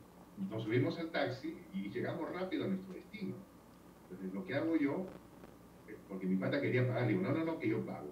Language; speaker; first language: Spanish; native; Spanish